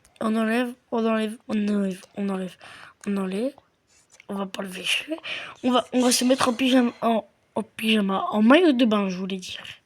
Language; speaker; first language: French; native; French